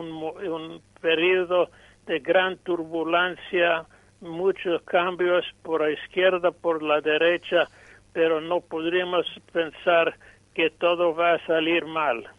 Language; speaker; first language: Spanish; non-native, fluent; English